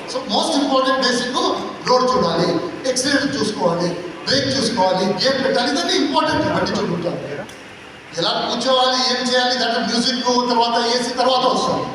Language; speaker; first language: Telugu; non-native, local second language; Tulu